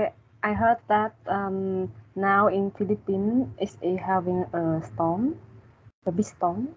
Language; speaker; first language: English; non-native, learner; Vietnamese